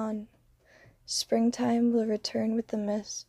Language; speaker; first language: English; native; English